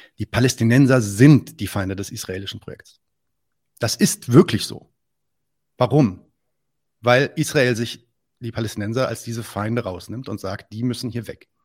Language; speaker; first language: German; early bilingual, other home language; Arabic